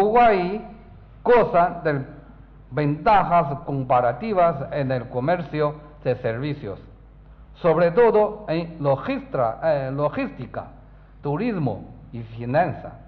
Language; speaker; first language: Spanish; non-native, learner; Chinese